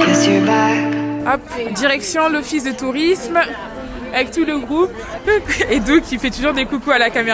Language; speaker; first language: French; native; French